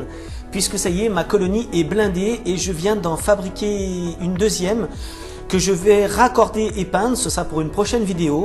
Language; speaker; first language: French; native; French